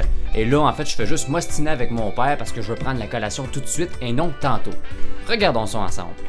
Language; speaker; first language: French; native; French